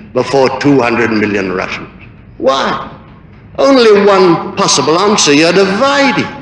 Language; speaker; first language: English; native; English